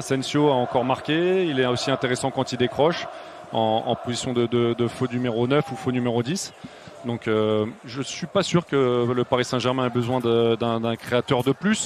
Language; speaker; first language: French; native; French